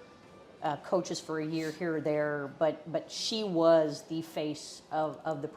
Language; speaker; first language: English; native; English